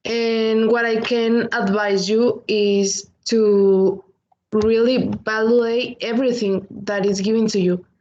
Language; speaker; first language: English; non-native, learner; Spanish